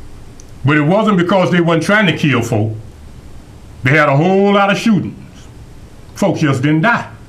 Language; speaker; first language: English; native; English